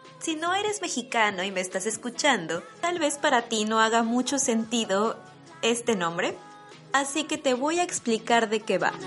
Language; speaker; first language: Spanish; native; Spanish